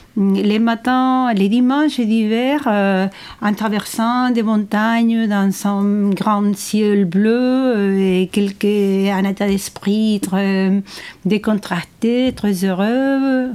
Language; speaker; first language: French; non-native, fluent; Spanish